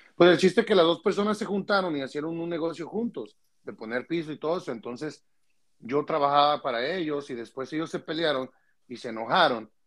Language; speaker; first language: Spanish; early bilingual, heritage; Spanish